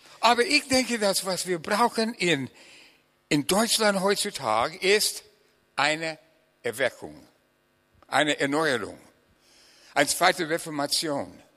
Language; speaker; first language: German; non-native, fluent; English